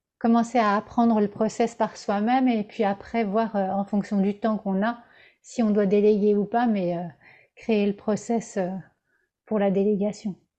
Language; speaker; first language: French; native; French